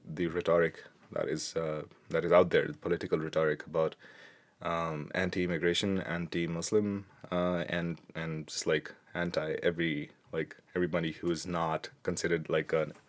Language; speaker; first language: English; non-native, local second language; Punjabi